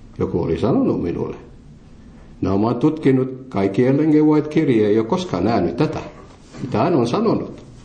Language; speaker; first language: Finnish; non-native, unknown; Morisyen